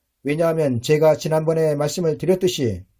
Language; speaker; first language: Korean; native; Korean